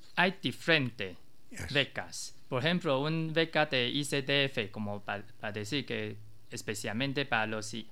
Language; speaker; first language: Spanish; non-native, learner; Chinese